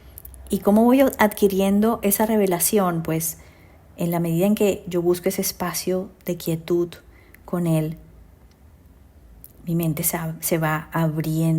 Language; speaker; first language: Spanish; native; Spanish